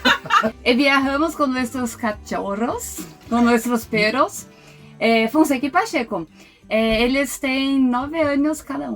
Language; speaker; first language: Spanish; non-native, learner; Portuguese